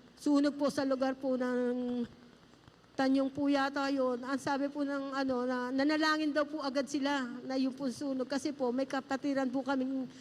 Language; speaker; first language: Filipino; native; Filipino